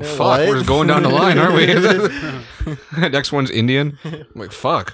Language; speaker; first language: English; native; English